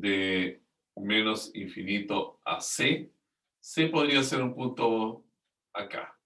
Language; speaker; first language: Spanish; native; Spanish